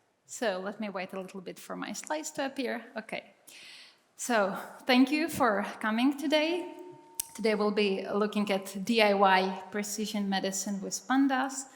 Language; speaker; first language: English; non-native, fluent; Czech